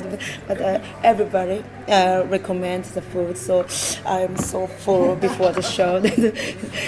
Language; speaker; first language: English; non-native, learner; Japanese